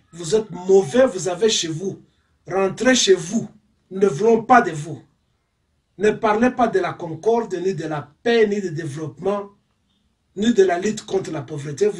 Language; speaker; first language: French; non-native, local second language; Swahili